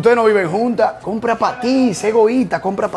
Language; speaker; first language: Spanish; native; Spanish